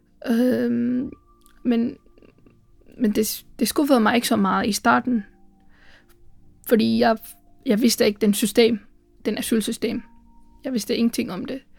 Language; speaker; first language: Danish; non-native, fluent; Tamil